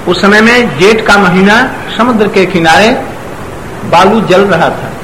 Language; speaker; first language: Hindi; non-native, local second language; Bangla